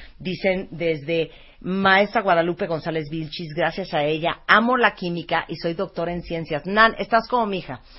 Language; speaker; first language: Spanish; early bilingual, other home language; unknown